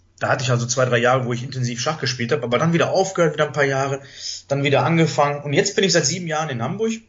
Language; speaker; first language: German; early bilingual, heritage; Greek